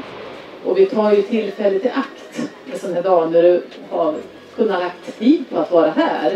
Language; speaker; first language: Swedish; native; Swedish